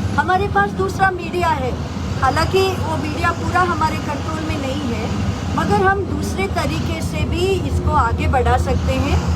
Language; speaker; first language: Hindi; non-native, local second language; Telugu